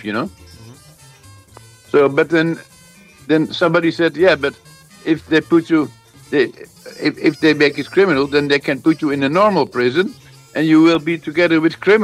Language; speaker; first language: English; non-native, fluent; Dutch